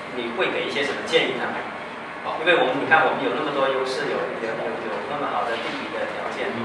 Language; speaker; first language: Chinese; native; Chinese